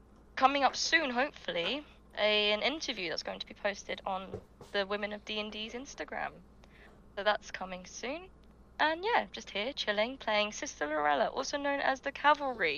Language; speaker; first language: English; native; English